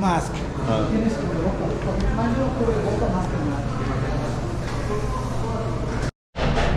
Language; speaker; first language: Spanish; native; Spanish